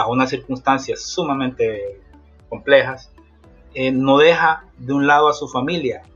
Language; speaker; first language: Spanish; native; Spanish